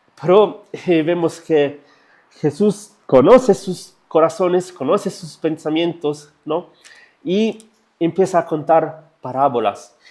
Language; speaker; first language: Spanish; non-native, fluent; Italian